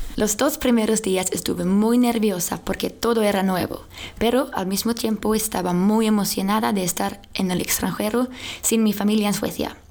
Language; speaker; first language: Spanish; non-native, learner; Swedish